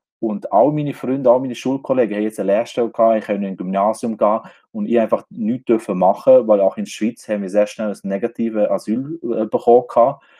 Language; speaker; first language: German; non-native, fluent; Albanian